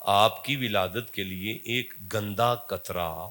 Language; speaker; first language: Urdu; non-native, local second language; Punjabi